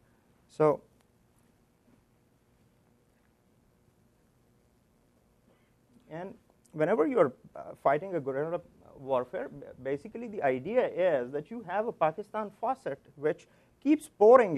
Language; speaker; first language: English; non-native, local second language; Pashto